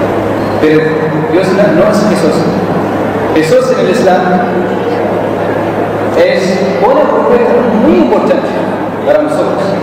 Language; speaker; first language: Spanish; non-native, learner; Arabic